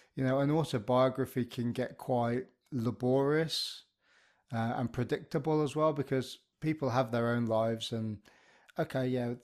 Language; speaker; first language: English; native; English